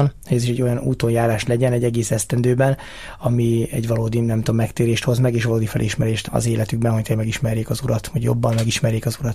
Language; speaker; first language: Hungarian; native; Hungarian